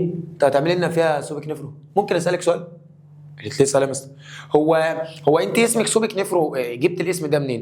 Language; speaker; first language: Arabic; native; Arabic